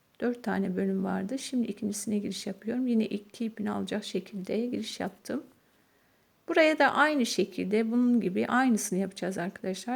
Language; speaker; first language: Turkish; native; Turkish